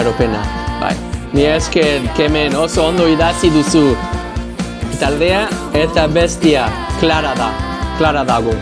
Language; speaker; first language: Basque; non-native, learner; English